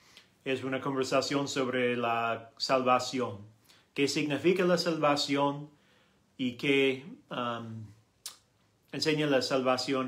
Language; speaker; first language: Spanish; non-native, learner; English